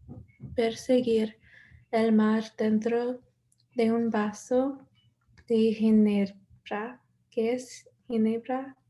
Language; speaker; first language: Spanish; non-native, learner; English